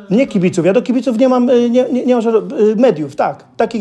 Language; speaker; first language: Polish; non-native, fluent; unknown